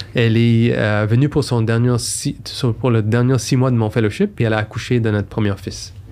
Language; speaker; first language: French; native; French